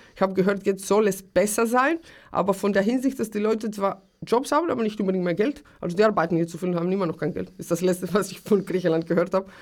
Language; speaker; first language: German; early bilingual, other home language; Greek